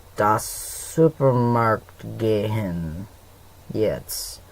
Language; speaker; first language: German; non-native, learner; English